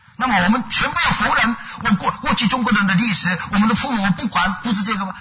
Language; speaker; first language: Chinese; non-native, fluent; Korean